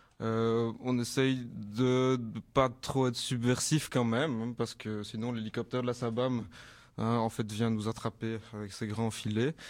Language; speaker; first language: French; native; French